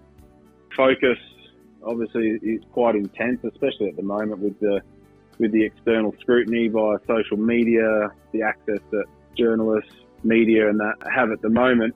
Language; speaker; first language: English; native; English